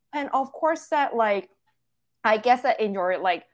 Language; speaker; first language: English; non-native, local second language; Cantonese